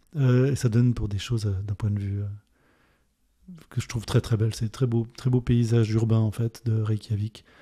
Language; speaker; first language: French; native; French